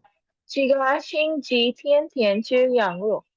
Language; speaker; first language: Chinese; non-native, learner; Urdu